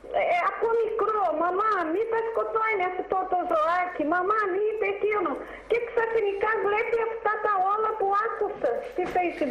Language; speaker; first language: Greek; non-native, fluent; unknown